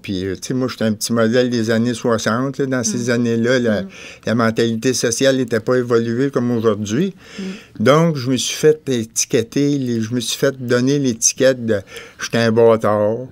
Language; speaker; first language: French; native; French